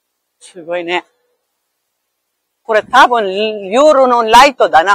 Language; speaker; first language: Japanese; non-native, learner; Filipino